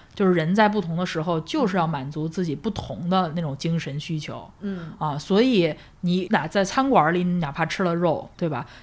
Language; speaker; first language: Chinese; native; Chinese